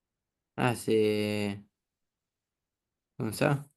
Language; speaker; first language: French; non-native, learner; Romanian